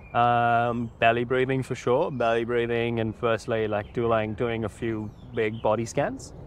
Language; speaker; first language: English; non-native, local second language; Hindi